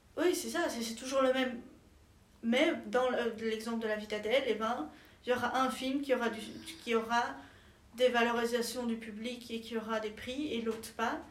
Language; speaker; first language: French; native; French